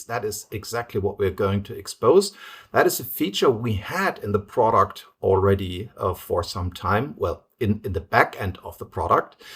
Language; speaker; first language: English; non-native, fluent; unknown